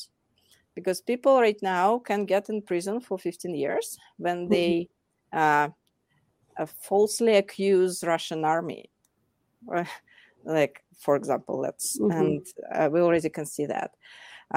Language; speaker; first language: English; non-native, fluent; Russian